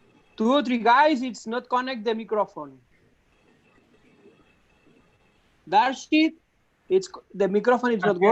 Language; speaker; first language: English; non-native, learner; Spanish